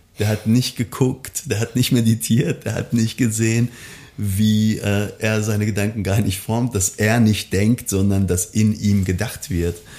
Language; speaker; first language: German; early bilingual, other home language; Persian